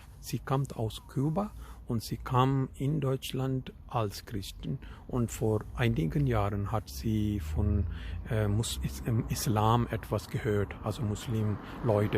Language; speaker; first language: German; non-native, fluent; Urdu